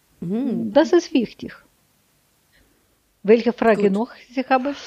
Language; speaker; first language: German; non-native, learner; Russian